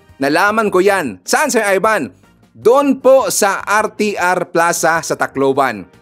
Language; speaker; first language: Filipino; non-native, local second language; Cebuano